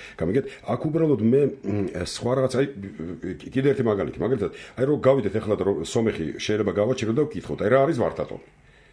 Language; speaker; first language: Georgian; non-native, local second language; Armenian